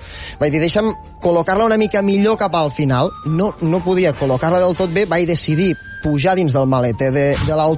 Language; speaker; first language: Catalan; native; Catalan